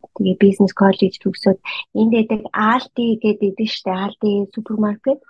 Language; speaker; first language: Mongolian; native; Mongolian